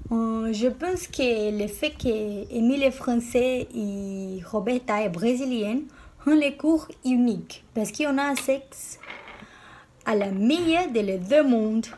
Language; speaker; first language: French; non-native, learner; Portuguese